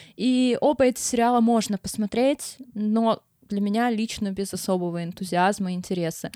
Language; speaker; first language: Russian; native; Russian